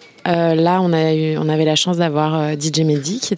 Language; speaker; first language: French; native; French